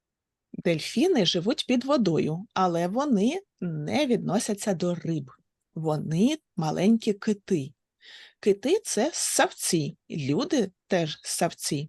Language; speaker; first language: Ukrainian; native; Ukrainian